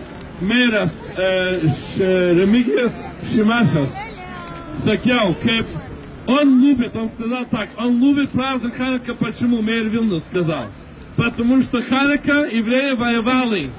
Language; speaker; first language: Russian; non-native, learner; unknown